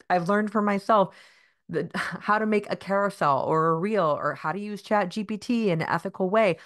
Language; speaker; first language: English; native; English